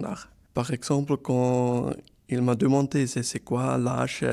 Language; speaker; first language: French; non-native, local second language; German